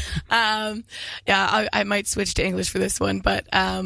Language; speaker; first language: English; native; English